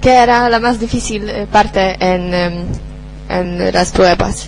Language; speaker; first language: Spanish; non-native, learner; Polish